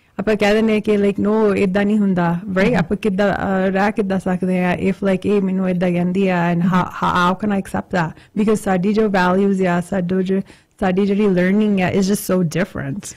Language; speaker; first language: Punjabi; early bilingual, heritage; Punjabi